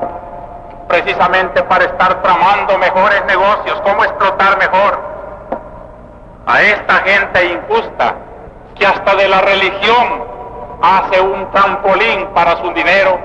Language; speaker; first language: Spanish; native; Spanish